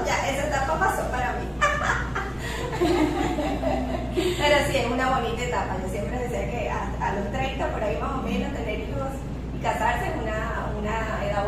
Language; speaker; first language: Spanish; native; Spanish